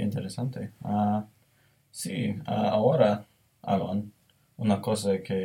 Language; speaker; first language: Spanish; non-native, learner; English